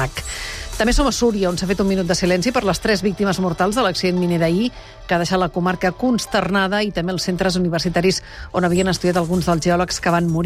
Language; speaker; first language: Catalan; native; Catalan